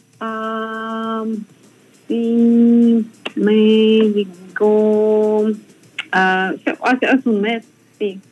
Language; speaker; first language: Spanish; non-native, learner; Russian